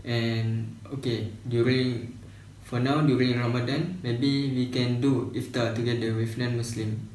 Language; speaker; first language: English; non-native, learner; Malay